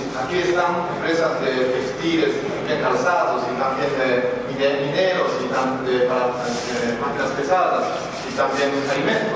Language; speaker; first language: Spanish; non-native, fluent; Japanese